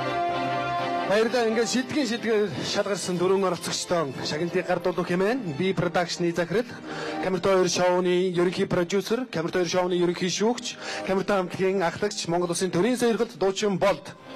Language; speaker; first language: Mongolian; native; Mongolian